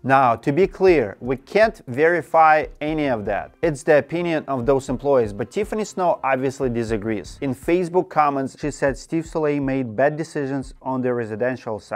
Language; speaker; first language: English; non-native, fluent; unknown